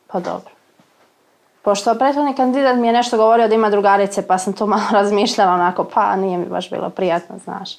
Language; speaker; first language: Serbian; native; Serbian